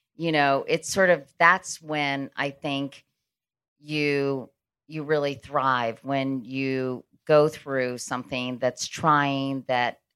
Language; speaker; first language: English; native; English